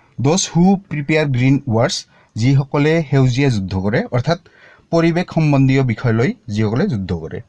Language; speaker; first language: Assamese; native; Assamese